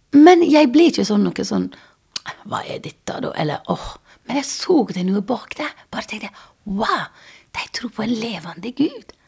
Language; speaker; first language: Norwegian; non-native, fluent; Persian